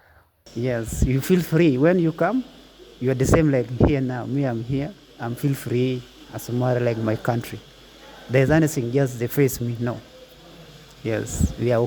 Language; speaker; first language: English; non-native, learner; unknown